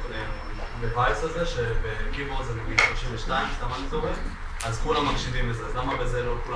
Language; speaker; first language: Hebrew; native; Hebrew